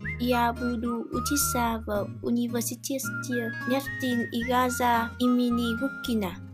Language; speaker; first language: Russian; non-native, learner; Vietnamese